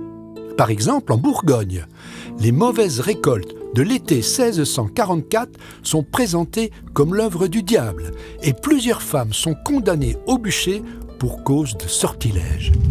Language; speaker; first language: French; native; French